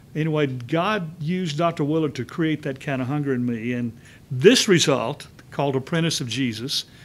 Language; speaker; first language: English; native; English